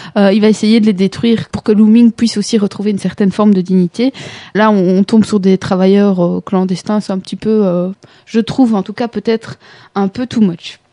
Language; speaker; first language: French; native; French